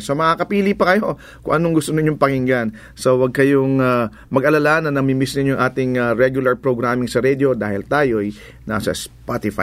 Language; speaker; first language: Filipino; native; Filipino